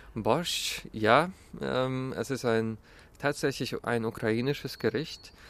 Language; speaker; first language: German; early bilingual, other home language; Russian